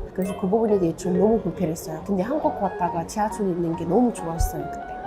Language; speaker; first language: Korean; non-native, fluent; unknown